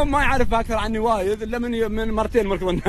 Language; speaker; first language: Arabic; native; Arabic